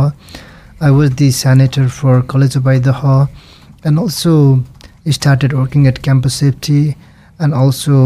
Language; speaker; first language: English; non-native, local second language; Nepali